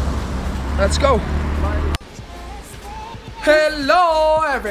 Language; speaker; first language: English; non-native, learner; Indonesian